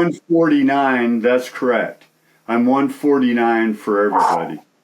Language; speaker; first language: English; native; English